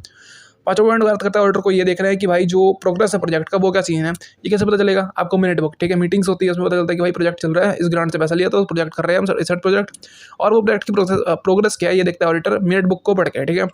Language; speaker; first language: Hindi; native; Hindi